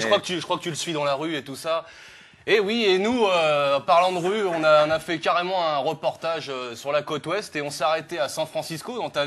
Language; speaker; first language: French; native; French